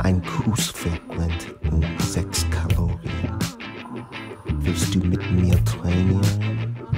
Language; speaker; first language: German; non-native, learner; English